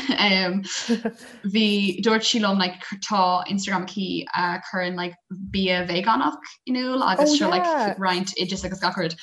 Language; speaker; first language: Irish; non-native, local second language; English